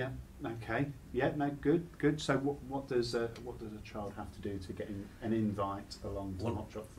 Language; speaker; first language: English; native; English